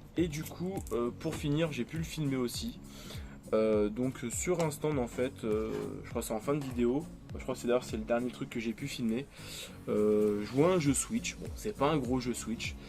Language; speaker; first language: French; native; French